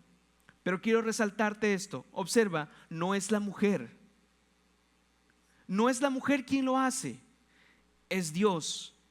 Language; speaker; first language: Spanish; native; Spanish